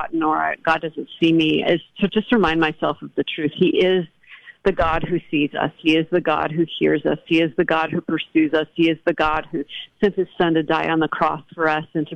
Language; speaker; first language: English; native; English